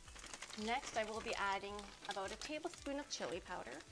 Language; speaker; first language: English; native; English